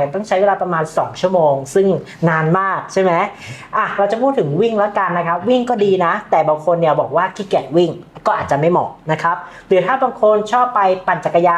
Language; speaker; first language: Thai; native; Thai